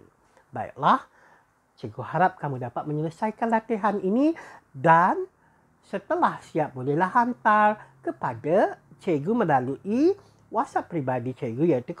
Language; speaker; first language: Malay; native; Malay